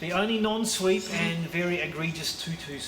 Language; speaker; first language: English; native; English